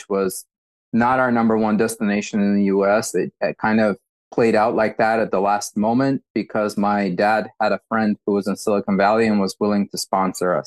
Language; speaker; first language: English; early bilingual, other home language; Russian